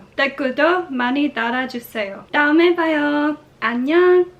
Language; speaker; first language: Korean; non-native, learner; English